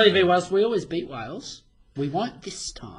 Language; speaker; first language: English; native; English